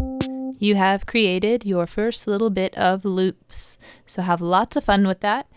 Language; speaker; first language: English; native; English